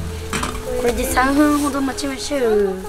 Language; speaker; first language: Japanese; native; Japanese